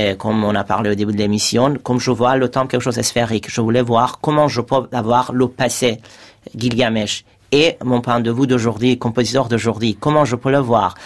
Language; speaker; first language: French; non-native, fluent; Persian